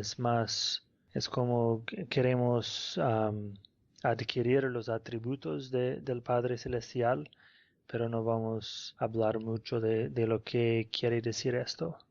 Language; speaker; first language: Spanish; non-native, fluent; English